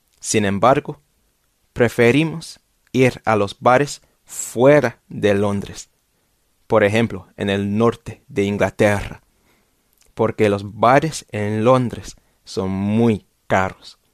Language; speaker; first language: Spanish; non-native, fluent; English